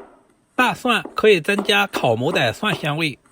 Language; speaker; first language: Chinese; native; Chinese